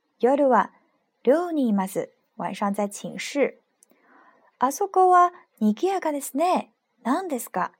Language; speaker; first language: Japanese; non-native, fluent; Chinese